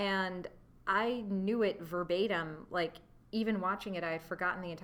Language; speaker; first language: English; native; English